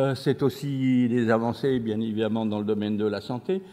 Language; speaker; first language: French; native; French